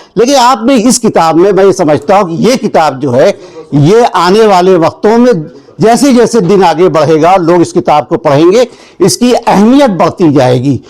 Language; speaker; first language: Urdu; native; Urdu